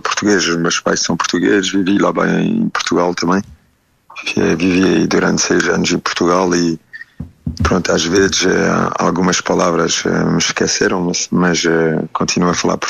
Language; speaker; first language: Portuguese; early bilingual, heritage; French